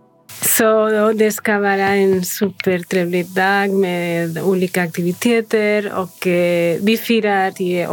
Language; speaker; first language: Swedish; non-native, fluent; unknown